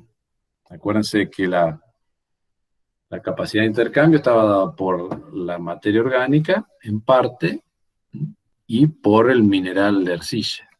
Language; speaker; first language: Spanish; native; Spanish